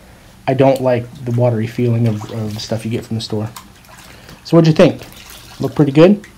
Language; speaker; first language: English; native; English